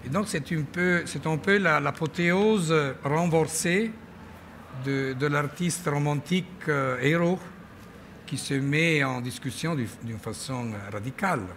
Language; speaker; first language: French; non-native, fluent; Italian